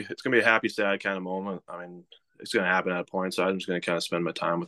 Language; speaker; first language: English; native; English